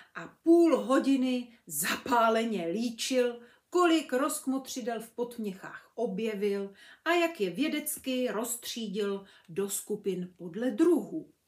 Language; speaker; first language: Czech; native; Czech